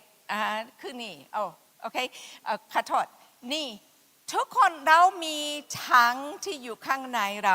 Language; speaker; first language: Thai; non-native, fluent; English